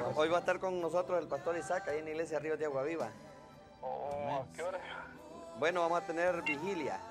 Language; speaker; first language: Spanish; native; Spanish